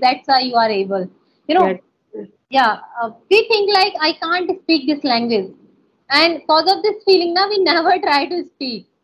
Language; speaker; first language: English; non-native, local second language; Hindi